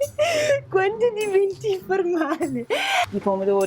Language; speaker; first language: Italian; non-native, fluent; English